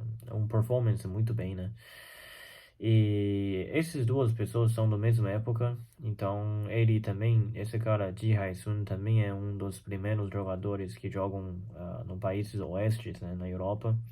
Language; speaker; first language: Portuguese; non-native, fluent; Chinese